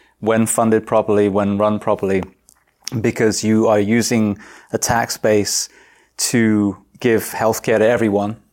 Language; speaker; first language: English; native; English